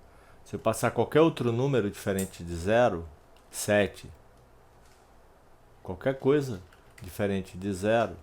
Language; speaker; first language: Portuguese; native; Portuguese